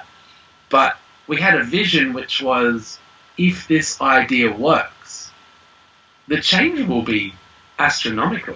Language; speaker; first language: English; native; English